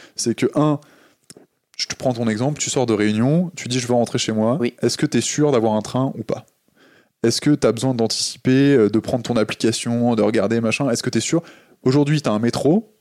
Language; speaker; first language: French; native; French